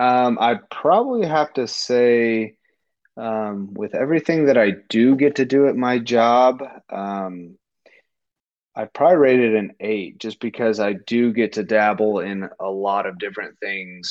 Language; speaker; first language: English; native; English